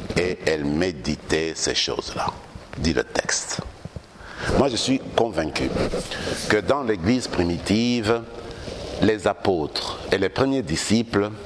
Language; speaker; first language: French; non-native, local second language; Lingala